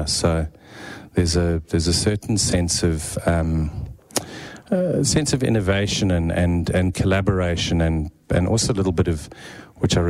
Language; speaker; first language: English; native; English